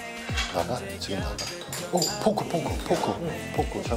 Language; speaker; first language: Korean; native; Korean